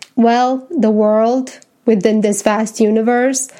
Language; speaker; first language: English; non-native, fluent; Romanian